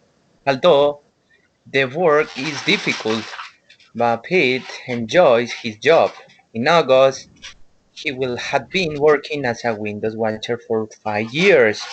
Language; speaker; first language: English; non-native, learner; Spanish